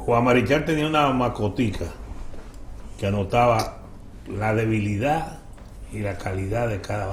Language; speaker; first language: Spanish; native; Spanish